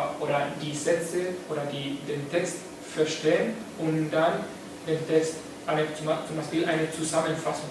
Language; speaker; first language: German; non-native, fluent; Spanish